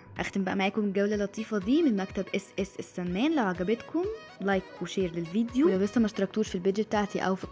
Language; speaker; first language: Arabic; native; Arabic